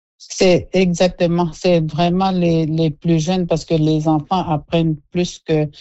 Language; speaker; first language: French; non-native, local second language; Innu-aimun